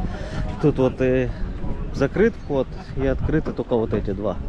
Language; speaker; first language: Russian; native; Russian